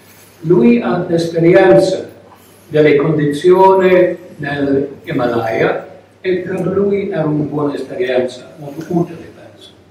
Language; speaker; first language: Italian; non-native, learner; English